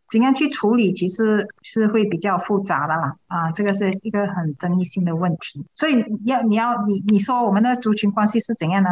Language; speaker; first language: Chinese; native; Chinese